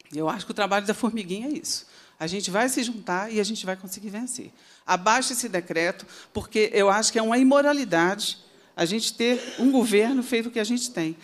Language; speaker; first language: Portuguese; native; Portuguese